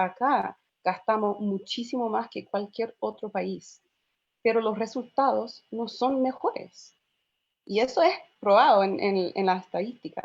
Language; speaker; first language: Spanish; non-native, fluent; English